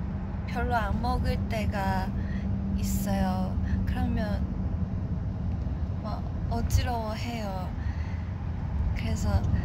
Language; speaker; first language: Korean; non-native, fluent; Chinese